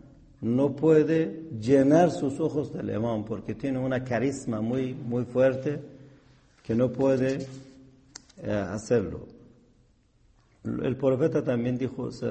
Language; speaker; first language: Spanish; non-native, fluent; Persian